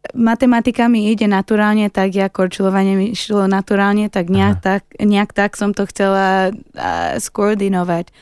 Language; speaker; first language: Slovak; early bilingual, heritage; Slovak